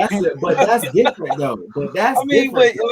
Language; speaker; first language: English; native; English